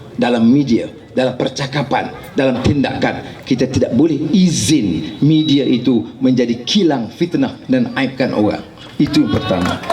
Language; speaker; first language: Malay; native; Malay